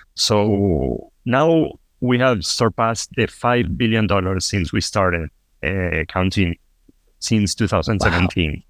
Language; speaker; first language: English; non-native, fluent; Spanish